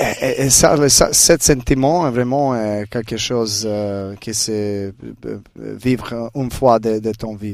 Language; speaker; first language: French; non-native, learner; Serbian